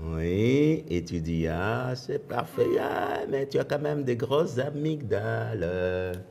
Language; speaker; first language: French; native; French